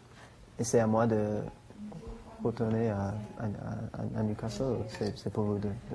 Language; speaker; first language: French; non-native, learner; English